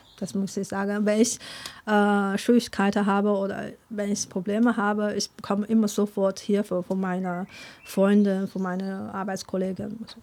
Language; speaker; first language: German; non-native, fluent; Chinese